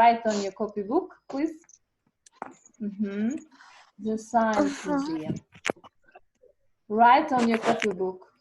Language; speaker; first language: English; non-native, learner; Kazakh